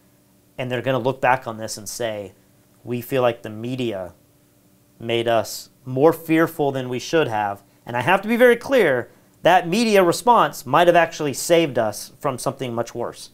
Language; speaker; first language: English; native; English